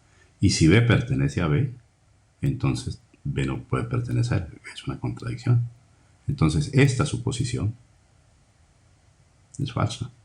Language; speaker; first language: Spanish; native; Spanish